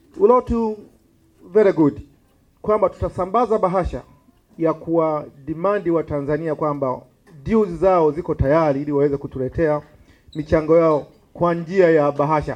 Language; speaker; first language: Swahili; native; Swahili